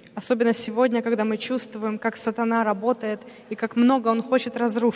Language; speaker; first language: Russian; native; Russian